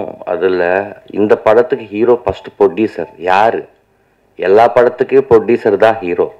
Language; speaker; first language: Tamil; non-native, learner; Telugu